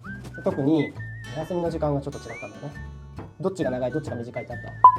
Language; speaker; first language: Japanese; native; Japanese